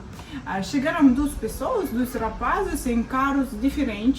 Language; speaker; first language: Portuguese; non-native, fluent; Russian